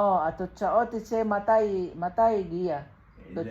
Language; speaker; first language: Hebrew; non-native, learner; Filipino